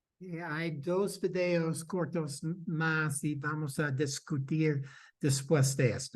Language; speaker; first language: Spanish; non-native, fluent; English